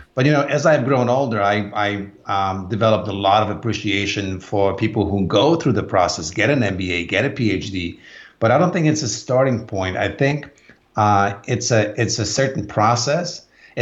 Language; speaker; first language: English; non-native, fluent; Polish